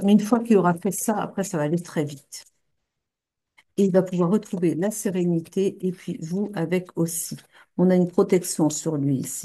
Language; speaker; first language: French; native; French